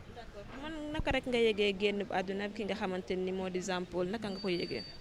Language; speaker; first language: Wolof; native; Wolof